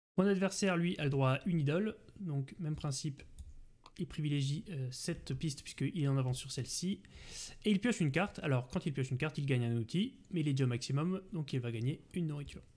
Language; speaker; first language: French; native; French